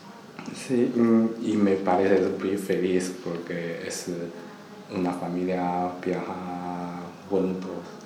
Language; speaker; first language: Spanish; non-native, learner; Chinese